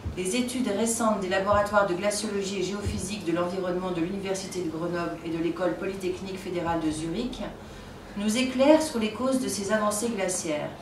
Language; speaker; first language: French; native; French